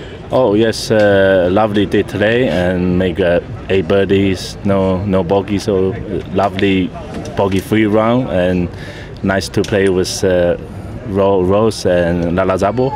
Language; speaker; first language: English; non-native, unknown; Chinese